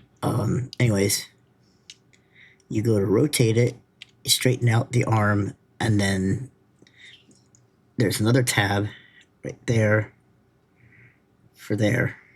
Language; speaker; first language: English; native; English